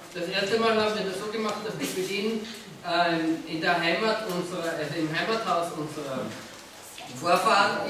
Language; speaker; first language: German; non-native, fluent; Slovenian